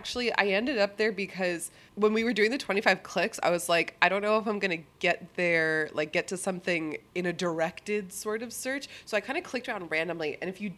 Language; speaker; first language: English; native; English